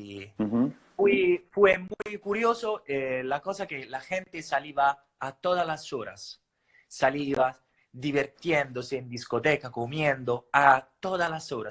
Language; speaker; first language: Spanish; non-native, fluent; Italian